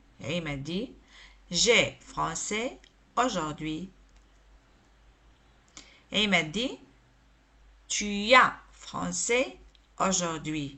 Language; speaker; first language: French; non-native, local second language; Arabic